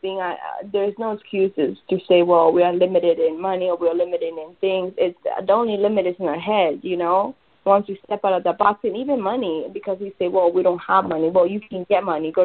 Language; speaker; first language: English; early bilingual, other home language; Spanish